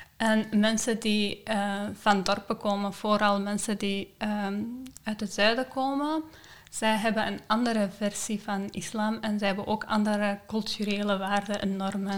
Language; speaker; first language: Dutch; non-native, fluent; Persian